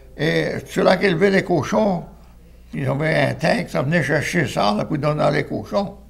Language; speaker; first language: French; native; French